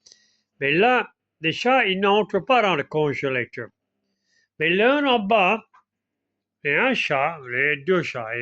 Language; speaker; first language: French; non-native, fluent; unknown